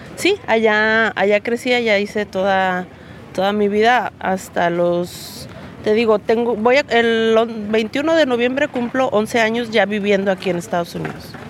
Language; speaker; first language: Spanish; native; Spanish